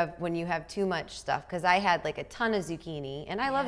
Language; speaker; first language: English; native; English